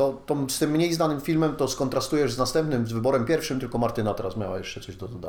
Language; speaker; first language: Polish; native; Polish